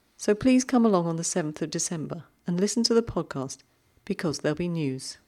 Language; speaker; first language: English; native; English